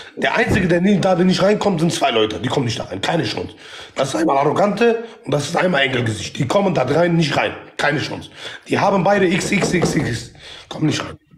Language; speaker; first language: German; non-native, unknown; Kurdish